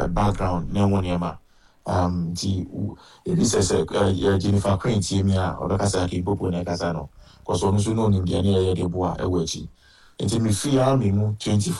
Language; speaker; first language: English; non-native, local second language; Akan